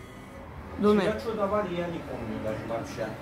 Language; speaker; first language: Russian; early bilingual, heritage; Turkish